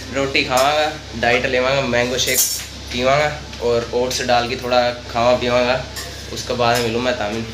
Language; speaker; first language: Hindi; non-native, local second language; Rajasthani